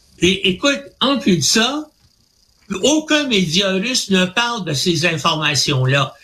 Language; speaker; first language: French; native; French